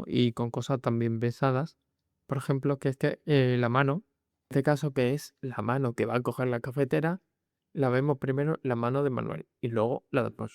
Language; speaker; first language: Spanish; native; Spanish